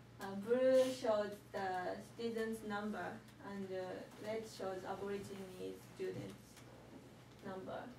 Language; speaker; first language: English; non-native, learner; Japanese